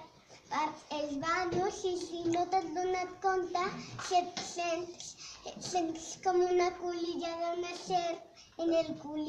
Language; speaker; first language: Catalan; non-native, local second language; Spanish